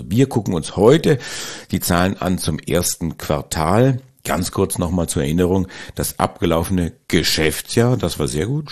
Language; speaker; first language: German; native; German